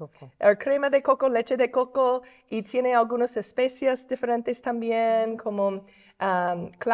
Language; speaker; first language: Spanish; non-native, fluent; English